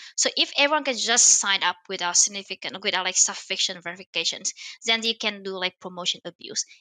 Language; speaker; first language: English; non-native, fluent; Vietnamese